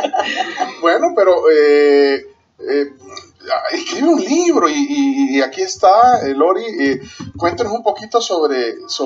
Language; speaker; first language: Spanish; native; Spanish